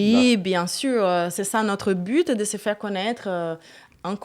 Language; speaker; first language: French; non-native, fluent; Portuguese